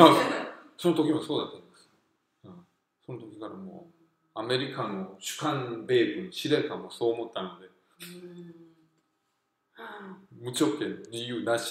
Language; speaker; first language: Japanese; non-native, fluent; Korean